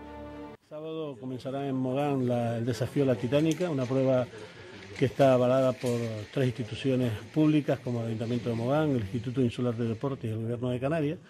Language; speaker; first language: Spanish; native; Spanish